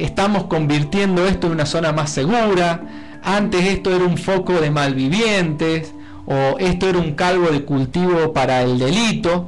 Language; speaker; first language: Spanish; native; Spanish